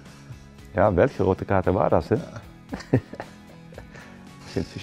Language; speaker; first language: German; non-native, fluent; Dutch